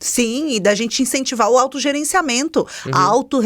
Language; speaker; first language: Portuguese; native; Portuguese